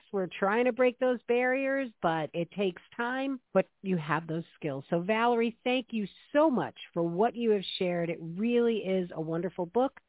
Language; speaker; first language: English; non-native, fluent; French